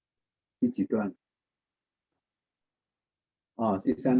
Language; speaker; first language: Chinese; native; Chinese